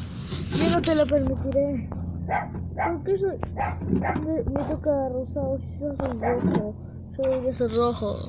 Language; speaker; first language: Spanish; native; Spanish